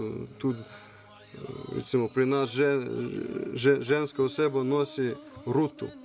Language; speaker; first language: Slovenian; non-native, learner; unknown